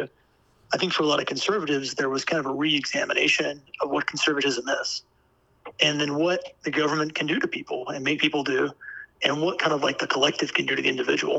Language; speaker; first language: English; native; English